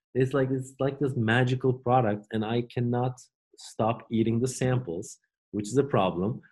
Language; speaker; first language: English; non-native, fluent; Turkish